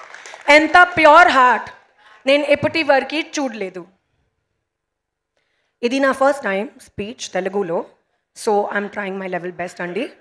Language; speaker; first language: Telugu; non-native, local second language; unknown